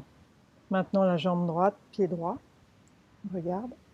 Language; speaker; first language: French; native; French